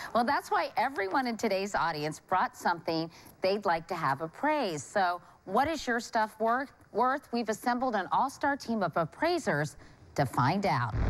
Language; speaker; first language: English; native; English